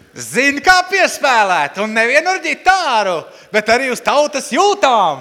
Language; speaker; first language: Latvian; non-native, local second language; Russian